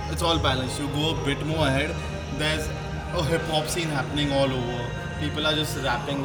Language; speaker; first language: English; non-native, local second language; Marathi